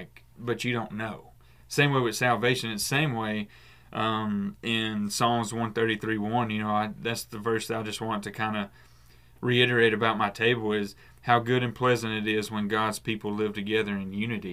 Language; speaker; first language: English; native; English